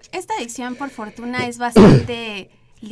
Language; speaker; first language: Spanish; native; Spanish